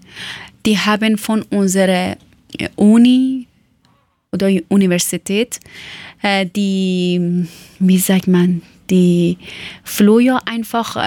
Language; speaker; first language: German; non-native, learner; Persian